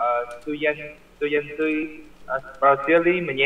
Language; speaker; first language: Russian; non-native, learner; Vietnamese